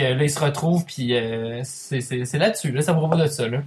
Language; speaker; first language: French; native; French